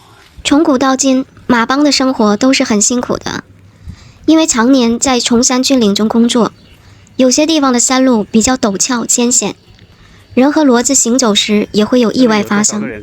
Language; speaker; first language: Chinese; native; Chinese